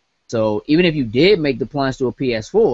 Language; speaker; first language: English; native; English